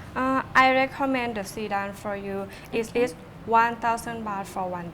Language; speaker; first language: English; non-native, learner; Thai